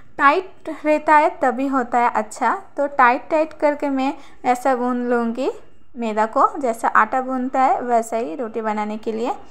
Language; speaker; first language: Hindi; non-native, local second language; Bangla